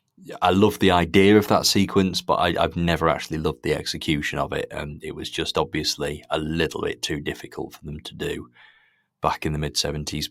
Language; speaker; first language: English; native; English